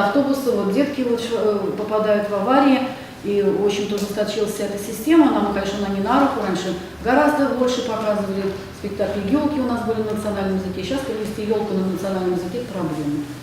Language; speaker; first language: Russian; native; Russian